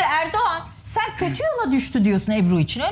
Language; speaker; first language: Turkish; native; Turkish